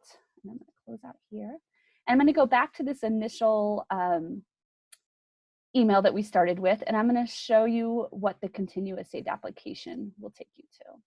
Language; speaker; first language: English; native; English